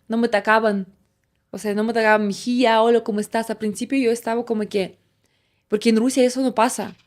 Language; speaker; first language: Spanish; non-native, fluent; Russian